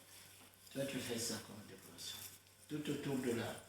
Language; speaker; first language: French; native; French